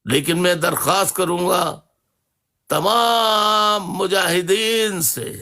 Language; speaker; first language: Urdu; native; Urdu